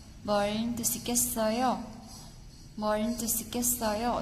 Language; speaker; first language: Korean; non-native, fluent; Vietnamese